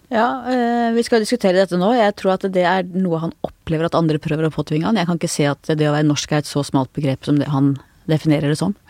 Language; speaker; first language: Norwegian; native; Norwegian